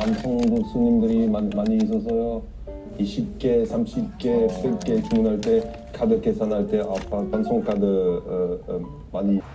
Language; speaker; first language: Korean; non-native, fluent; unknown